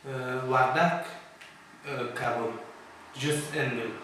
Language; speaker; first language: French; non-native, learner; Persian